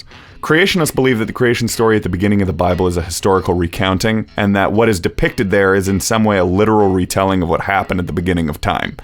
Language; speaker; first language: English; native; English